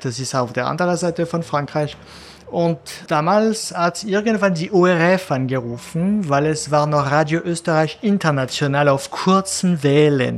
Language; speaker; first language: German; non-native, fluent; French